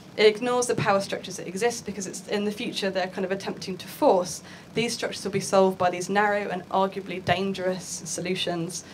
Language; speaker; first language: English; native; English